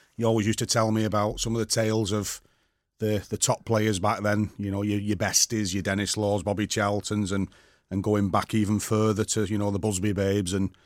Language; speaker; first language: English; native; English